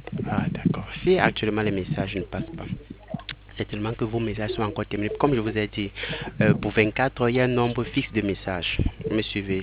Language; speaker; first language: French; native; French